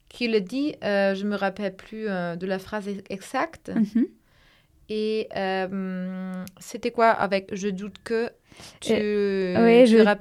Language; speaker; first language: French; non-native, fluent; German